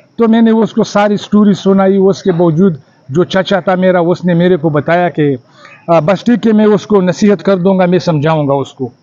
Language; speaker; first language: Urdu; non-native, local second language; Pashto